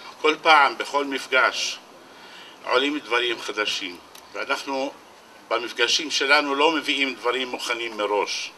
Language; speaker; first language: Hebrew; non-native, local second language; Arabic